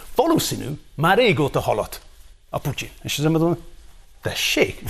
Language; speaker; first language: Hungarian; non-native, fluent; English